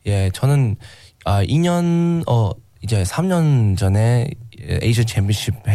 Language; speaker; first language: Korean; non-native, learner; English